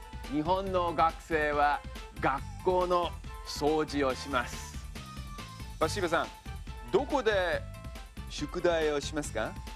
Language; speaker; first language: Japanese; non-native, fluent; English